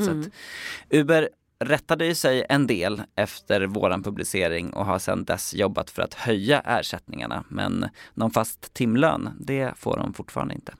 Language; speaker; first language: Swedish; native; Swedish